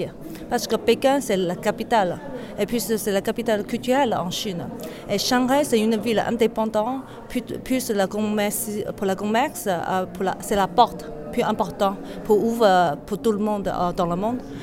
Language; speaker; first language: French; non-native, fluent; Chinese